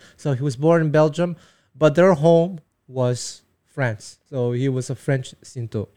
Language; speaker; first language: English; non-native, fluent; Min Nan Chinese